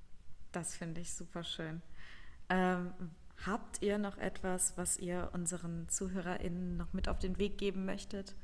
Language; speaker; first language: German; native; German